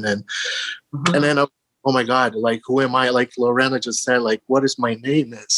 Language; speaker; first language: English; early bilingual, other home language; Portuguese